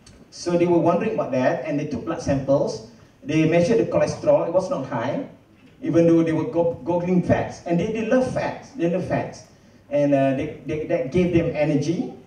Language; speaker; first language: English; non-native, local second language; Malay